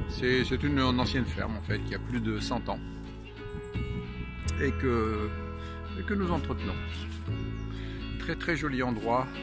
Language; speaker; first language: French; native; French